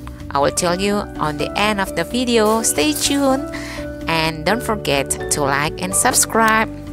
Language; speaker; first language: English; non-native, learner; Indonesian